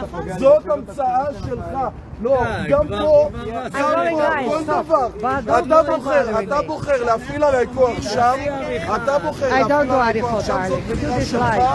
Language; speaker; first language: Hebrew; native; Hebrew